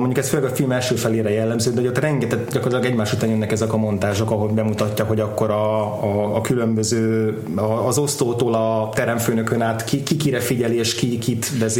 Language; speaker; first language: Hungarian; native; Hungarian